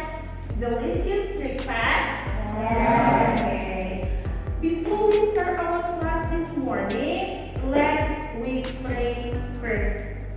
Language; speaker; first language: English; non-native, fluent; Indonesian